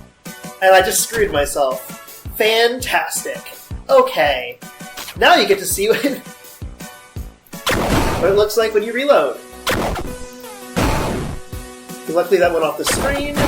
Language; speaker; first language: English; native; English